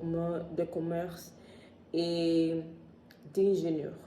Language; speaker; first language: French; non-native, learner; Spanish